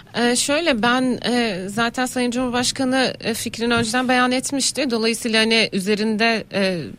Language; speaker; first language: Turkish; native; Turkish